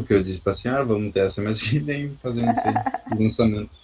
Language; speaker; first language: Portuguese; native; Portuguese